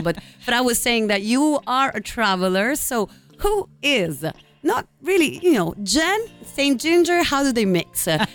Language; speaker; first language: English; non-native, fluent; Italian